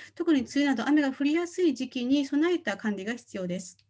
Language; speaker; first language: Japanese; non-native, fluent; Korean